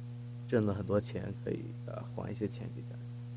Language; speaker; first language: Chinese; early bilingual, heritage; Chinese